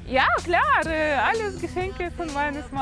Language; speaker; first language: German; non-native, fluent; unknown